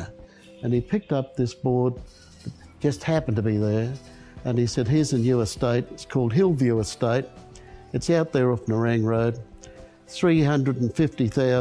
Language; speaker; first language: English; native; English